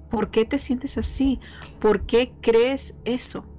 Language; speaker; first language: Spanish; early bilingual, heritage; Spanish